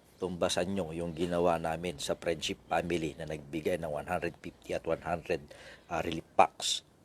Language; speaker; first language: Filipino; non-native, local second language; Iloko